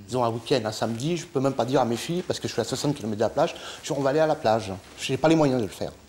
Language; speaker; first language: French; native; French